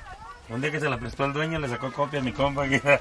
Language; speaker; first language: Spanish; native; Spanish